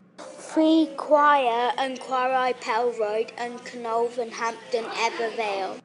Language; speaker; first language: Welsh; non-native, learner; English